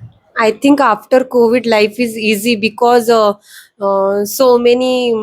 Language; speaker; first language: English; non-native, learner; Marathi